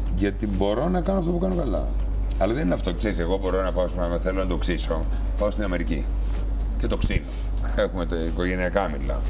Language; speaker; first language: Greek; native; Greek